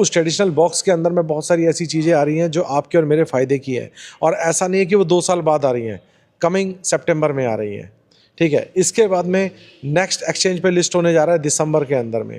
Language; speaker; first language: Hindi; native; Hindi